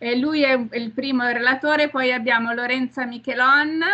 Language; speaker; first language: Italian; native; Italian